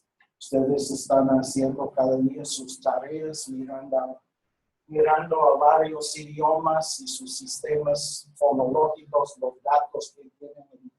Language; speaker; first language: Spanish; non-native, fluent; English